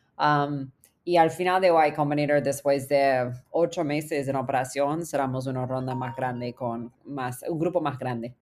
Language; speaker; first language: Spanish; non-native, fluent; English